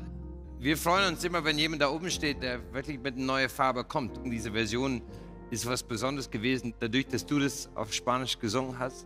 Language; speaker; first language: German; non-native, fluent; English